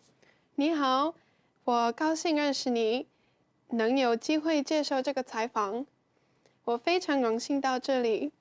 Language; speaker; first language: Chinese; non-native, fluent; Japanese